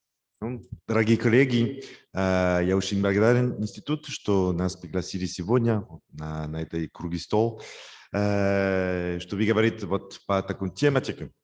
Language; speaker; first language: Russian; non-native, fluent; French